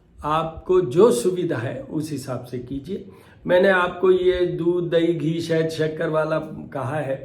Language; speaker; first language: Hindi; native; Hindi